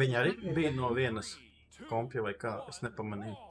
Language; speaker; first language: Latvian; native; Latvian